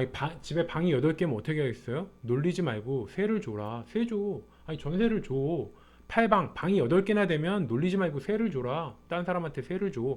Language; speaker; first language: Korean; native; Korean